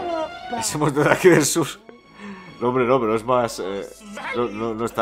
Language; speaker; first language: Spanish; native; Spanish